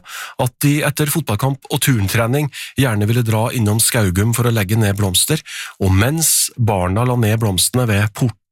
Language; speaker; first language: Norwegian; native; Norwegian